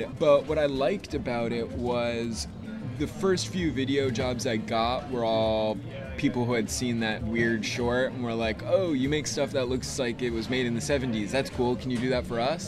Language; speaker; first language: English; native; English